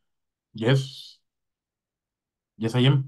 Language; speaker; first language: English; non-native, learner; Spanish